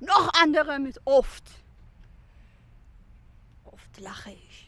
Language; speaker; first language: German; non-native, fluent; Persian